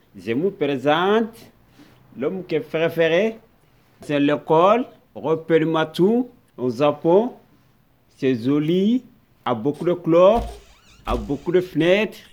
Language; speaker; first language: French; non-native, local second language; Bambara